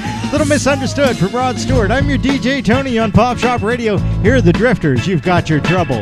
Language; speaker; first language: English; native; English